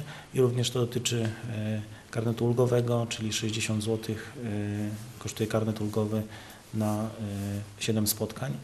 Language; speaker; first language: Polish; native; Polish